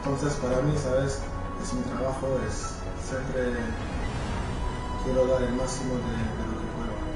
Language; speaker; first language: Spanish; non-native, fluent; French